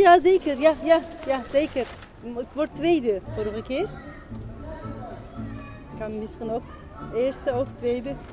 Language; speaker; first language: Dutch; non-native, learner; Turkish